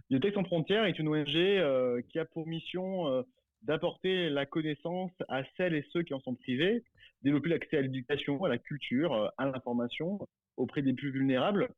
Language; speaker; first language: French; native; French